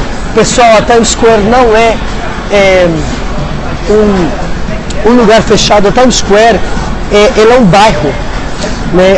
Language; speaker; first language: Portuguese; non-native, fluent; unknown